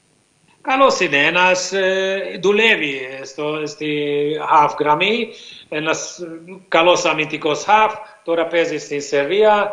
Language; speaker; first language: Greek; non-native, fluent; Hungarian